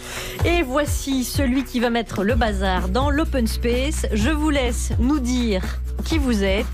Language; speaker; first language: French; native; French